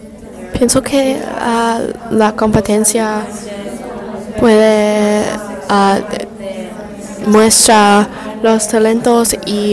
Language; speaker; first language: Spanish; non-native, learner; English